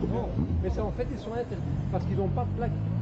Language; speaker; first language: French; non-native, local second language; Dutch